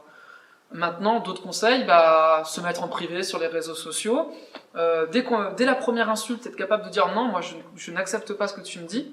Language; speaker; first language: French; native; French